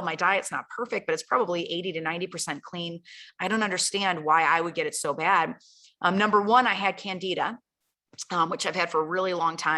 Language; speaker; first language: English; native; English